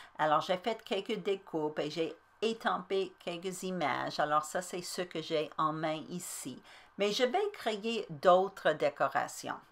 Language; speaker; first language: French; native; French